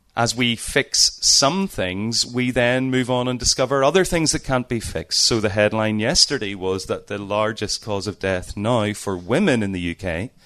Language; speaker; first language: English; native; English